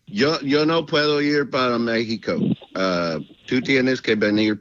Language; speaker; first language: Spanish; non-native, learner; English